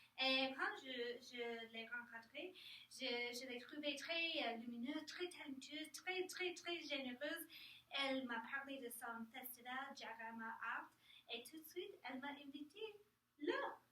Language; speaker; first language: French; non-native, learner; English